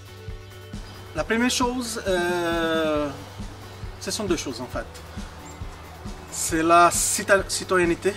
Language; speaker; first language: French; non-native, fluent; Portuguese